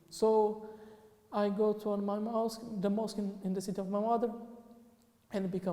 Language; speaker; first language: English; non-native, fluent; Portuguese